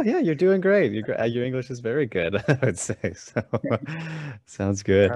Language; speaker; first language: English; native; English